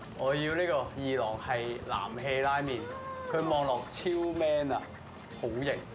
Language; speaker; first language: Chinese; non-native, local second language; Cantonese